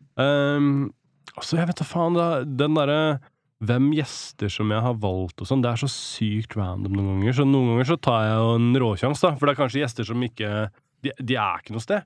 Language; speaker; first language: Norwegian; native; Norwegian